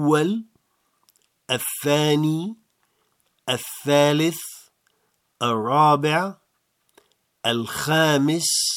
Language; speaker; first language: Arabic; non-native, fluent; French